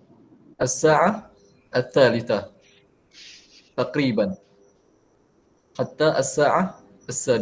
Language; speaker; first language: Arabic; non-native, fluent; Malay